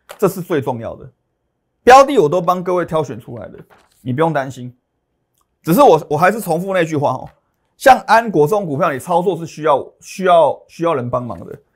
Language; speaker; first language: Chinese; native; Chinese